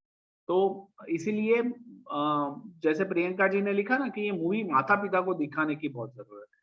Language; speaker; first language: Hindi; native; Hindi